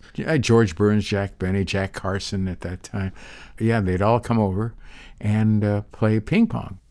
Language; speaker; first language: English; native; English